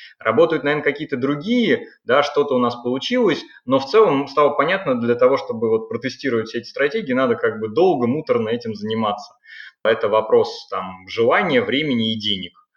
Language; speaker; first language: Russian; native; Russian